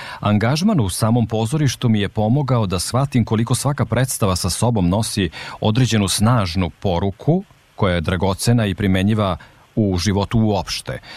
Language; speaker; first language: Serbian; native; Serbian